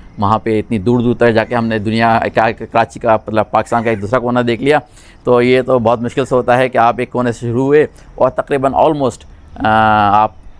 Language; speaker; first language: Urdu; native; Urdu